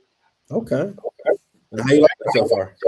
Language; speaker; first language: English; native; English